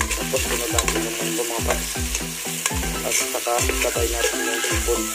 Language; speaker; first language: Filipino; non-native, local second language; Cebuano